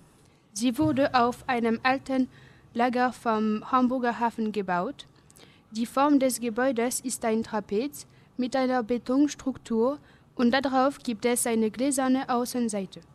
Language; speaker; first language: German; non-native, learner; French